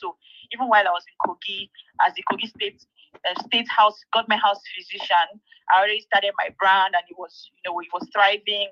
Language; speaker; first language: English; non-native, local second language; Igbo